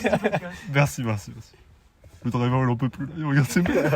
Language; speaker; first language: French; native; French